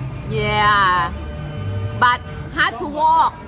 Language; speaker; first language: English; non-native, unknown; Thai